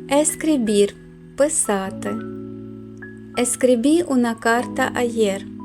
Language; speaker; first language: Spanish; non-native, fluent; Ukrainian